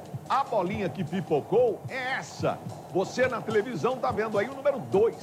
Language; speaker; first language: Portuguese; native; Portuguese